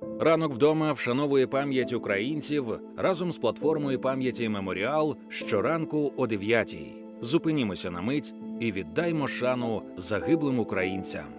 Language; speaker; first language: Ukrainian; native; Ukrainian